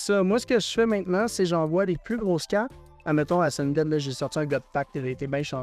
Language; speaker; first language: French; native; French